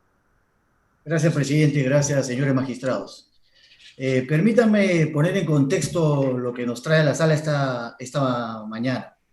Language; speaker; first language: Spanish; native; Spanish